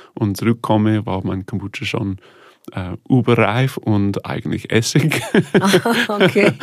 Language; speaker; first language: German; non-native, fluent; English